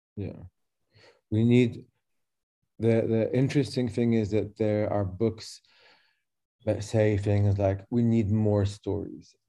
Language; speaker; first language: English; early bilingual, other home language; Arabic